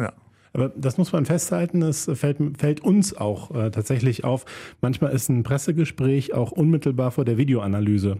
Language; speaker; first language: German; native; German